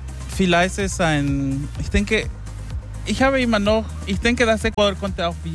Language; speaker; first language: German; non-native, learner; Spanish